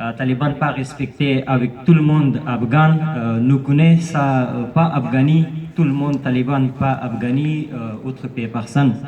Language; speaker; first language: French; non-native, learner; Persian